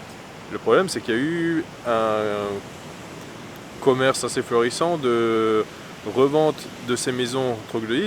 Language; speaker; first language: French; native; French